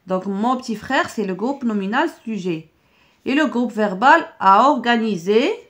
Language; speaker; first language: French; non-native, local second language; Arabic